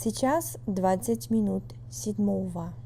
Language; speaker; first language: Russian; non-native, fluent; English